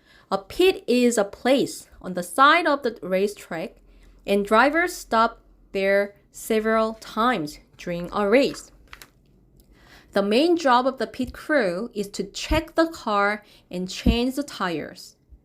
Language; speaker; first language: English; non-native, fluent; Korean